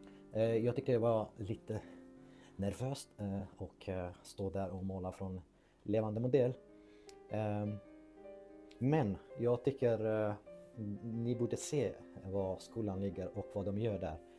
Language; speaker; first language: Swedish; non-native, fluent; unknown